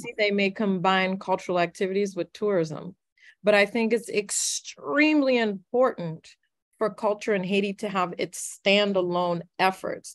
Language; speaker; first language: English; early bilingual, other home language; Haitian Creole